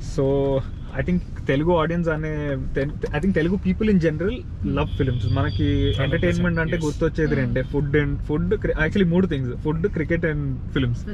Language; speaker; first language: Telugu; native; Telugu